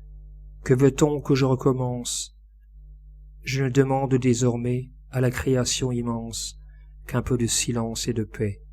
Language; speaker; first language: French; native; French